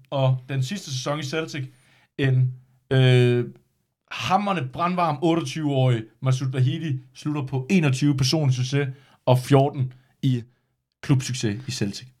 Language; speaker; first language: Danish; native; Danish